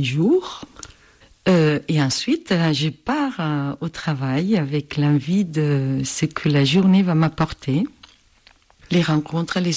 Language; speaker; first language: French; non-native, fluent; Spanish